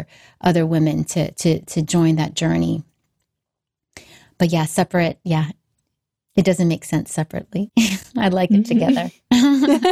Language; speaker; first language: English; native; English